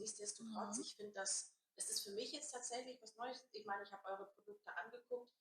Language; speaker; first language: German; native; German